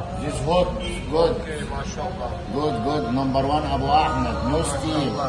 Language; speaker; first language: English; non-native, learner; Arabic